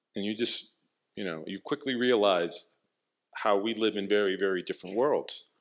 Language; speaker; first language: English; native; English